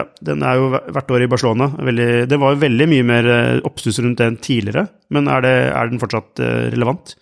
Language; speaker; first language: Norwegian; native; Norwegian